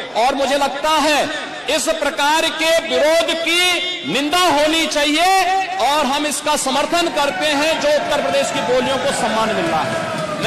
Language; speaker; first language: Hindi; native; Hindi